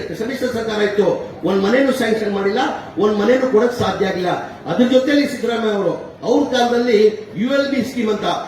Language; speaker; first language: Kannada; non-native, local second language; Urdu